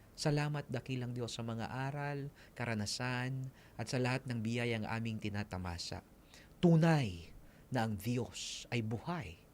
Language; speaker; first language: Filipino; non-native, local second language; Iloko